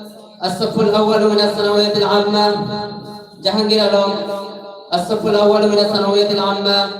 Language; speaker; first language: Arabic; non-native, learner; Bangla